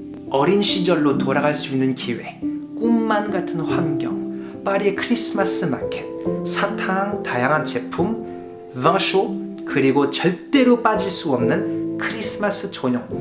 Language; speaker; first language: Korean; non-native, fluent; French